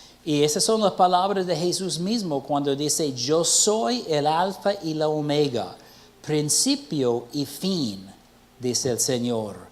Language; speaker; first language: Spanish; non-native, fluent; English